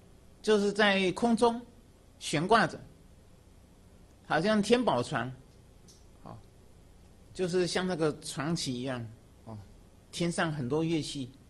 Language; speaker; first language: Chinese; native; Chinese